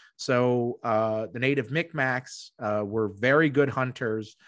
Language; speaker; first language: English; native; English